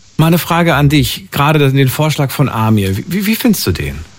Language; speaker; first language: German; native; German